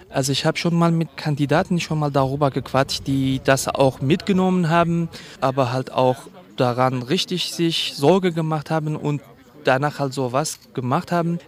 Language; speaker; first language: German; non-native, fluent; Kurdish